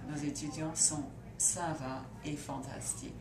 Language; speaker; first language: French; non-native, fluent; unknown